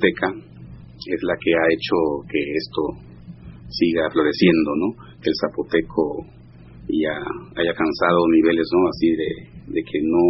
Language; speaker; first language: Spanish; non-native, local second language; Zapotec